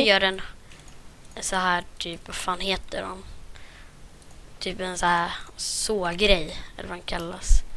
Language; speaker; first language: Swedish; native; Swedish